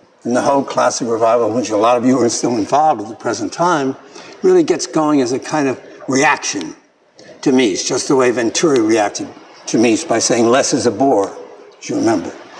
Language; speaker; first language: English; native; English